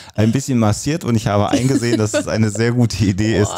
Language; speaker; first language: German; native; German